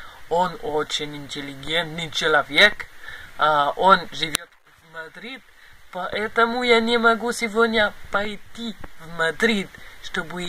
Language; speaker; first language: Russian; non-native, learner; Spanish